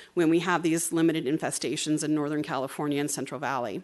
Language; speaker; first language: English; native; English